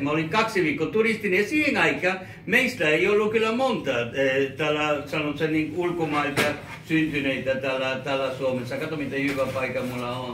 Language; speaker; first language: Finnish; non-native, fluent; Spanish